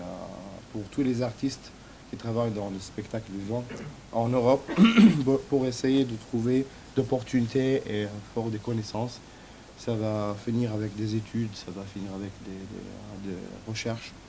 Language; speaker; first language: French; non-native, fluent; Arabic